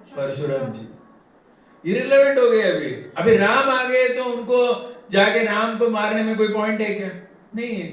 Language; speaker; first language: Hindi; non-native, local second language; Tamil